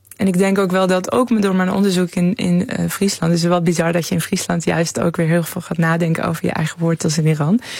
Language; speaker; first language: Dutch; early bilingual, other home language; Persian